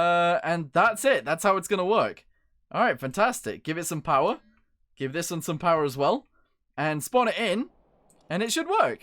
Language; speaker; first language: English; native; English